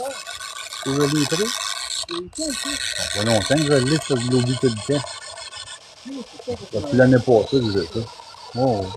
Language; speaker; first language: French; native; French